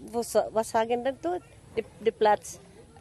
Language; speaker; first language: German; non-native, learner; Waray